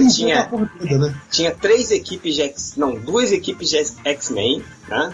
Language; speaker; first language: Portuguese; native; Portuguese